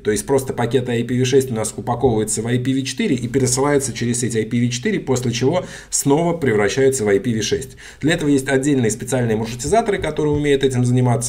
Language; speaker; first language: Russian; native; Russian